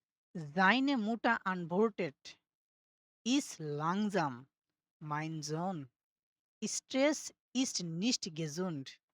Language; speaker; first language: German; non-native, learner; Bangla